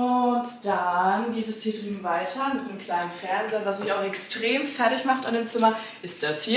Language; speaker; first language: German; native; German